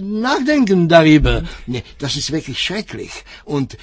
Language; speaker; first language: German; non-native, fluent; Czech